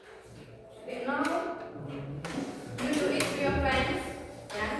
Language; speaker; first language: English; non-native, learner; Indonesian